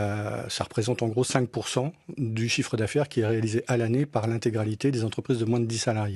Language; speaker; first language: French; native; French